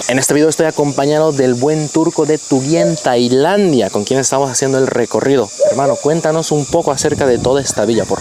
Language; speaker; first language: Spanish; native; Spanish